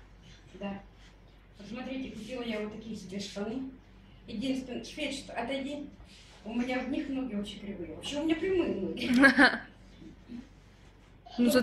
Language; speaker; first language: Russian; native; Russian